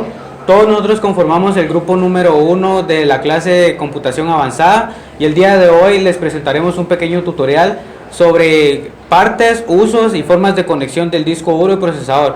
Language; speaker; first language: Spanish; native; Spanish